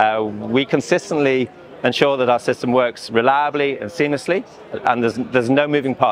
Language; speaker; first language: English; native; English